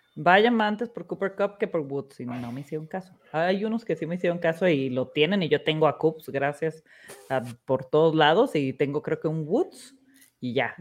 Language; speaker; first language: Spanish; early bilingual, heritage; Spanish